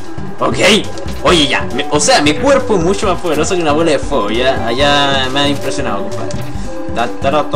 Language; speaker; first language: Spanish; native; Spanish